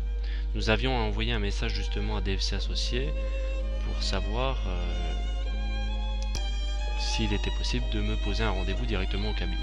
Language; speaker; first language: French; native; French